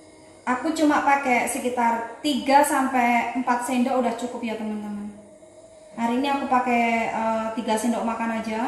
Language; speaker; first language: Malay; non-native, local second language; Javanese